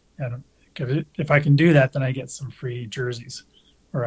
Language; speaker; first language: English; native; English